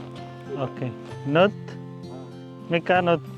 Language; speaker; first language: Finnish; non-native, learner; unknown